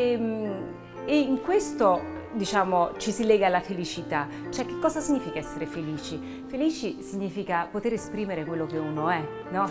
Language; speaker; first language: Italian; native; Italian